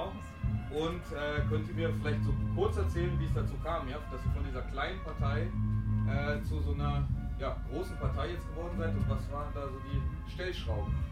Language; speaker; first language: German; native; German